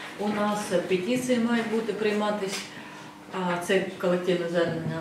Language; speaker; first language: Ukrainian; non-native, fluent; Estonian